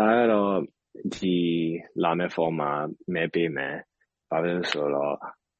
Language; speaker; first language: Burmese; early bilingual, heritage; Burmese